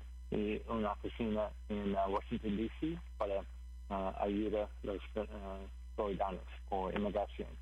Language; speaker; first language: Spanish; non-native, learner; English